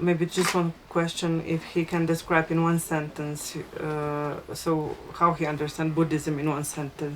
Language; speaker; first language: English; non-native, fluent; Slovenian